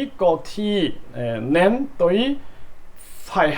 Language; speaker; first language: Vietnamese; non-native, learner; Korean